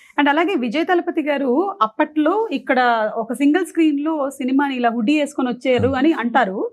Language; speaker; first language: Telugu; non-native, local second language; Malayalam